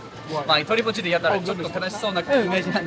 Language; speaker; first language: Japanese; native; Japanese